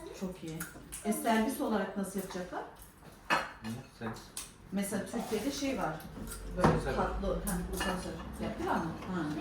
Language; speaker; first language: Turkish; early bilingual, heritage; Turkish